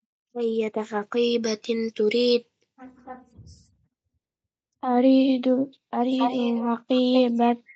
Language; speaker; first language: Arabic; non-native, learner; Indonesian